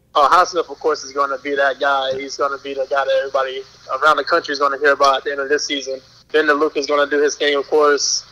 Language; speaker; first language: English; native; English